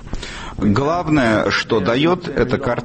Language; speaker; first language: Russian; native; Russian